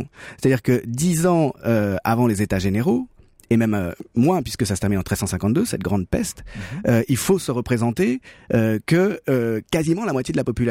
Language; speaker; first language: French; native; French